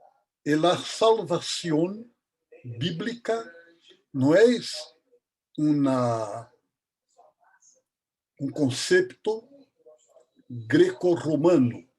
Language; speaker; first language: Spanish; non-native, learner; Portuguese